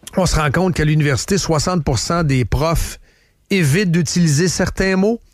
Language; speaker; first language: French; native; French